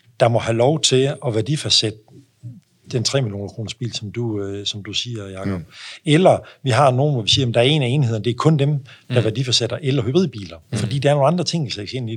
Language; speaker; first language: Danish; native; Danish